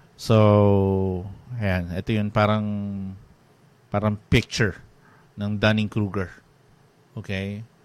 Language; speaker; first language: Filipino; native; Filipino